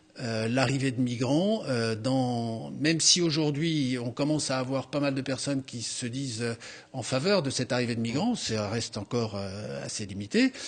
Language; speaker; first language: French; native; French